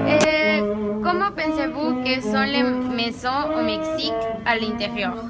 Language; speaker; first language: French; non-native, learner; Spanish